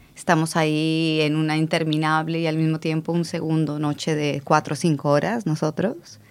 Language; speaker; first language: Spanish; native; Spanish